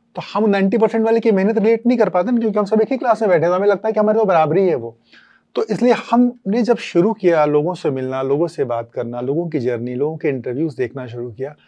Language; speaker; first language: Hindi; native; Hindi